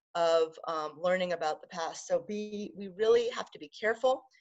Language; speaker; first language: English; native; English